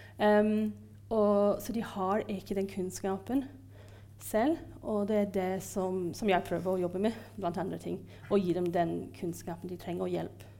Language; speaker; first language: Norwegian; non-native, fluent; English